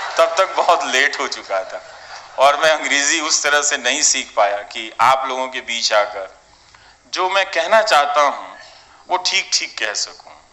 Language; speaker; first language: Hindi; non-native, local second language; Bhojpuri